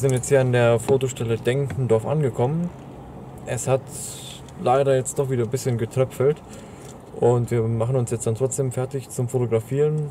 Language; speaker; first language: German; native; German